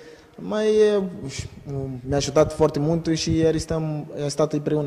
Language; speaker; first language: Romanian; non-native, learner; Portuguese